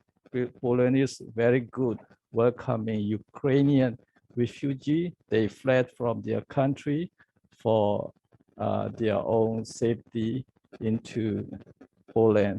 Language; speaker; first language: English; non-native, learner; Burmese